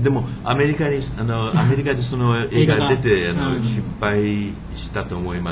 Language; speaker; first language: Japanese; early bilingual, heritage; English